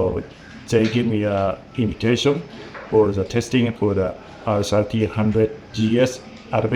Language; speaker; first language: English; non-native, learner; Japanese